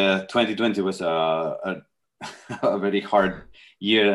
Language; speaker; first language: English; non-native, fluent; Spanish